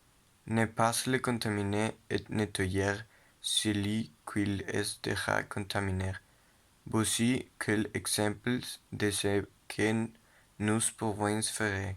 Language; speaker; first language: French; non-native, learner; Spanish